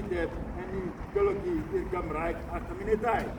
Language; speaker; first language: Welsh; non-native, fluent; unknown